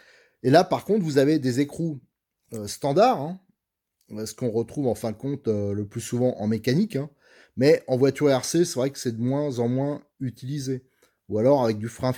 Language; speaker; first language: French; native; French